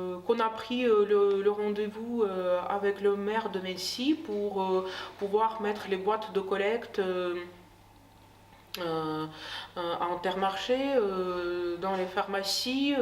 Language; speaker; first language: French; non-native, fluent; Ukrainian